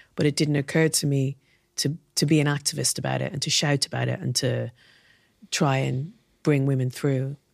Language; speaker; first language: English; native; English